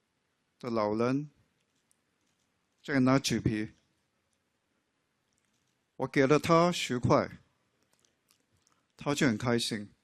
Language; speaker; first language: Chinese; non-native, local second language; English